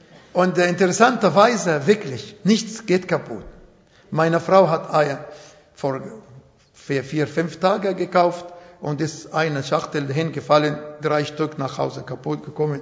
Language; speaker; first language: German; non-native, fluent; Arabic